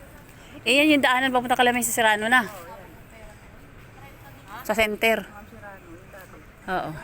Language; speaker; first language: Filipino; native; Filipino